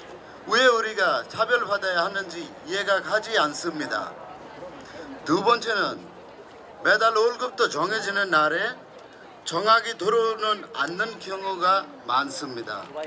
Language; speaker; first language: Korean; non-native, fluent; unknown